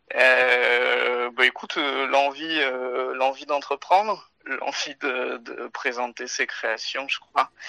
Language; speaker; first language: French; native; French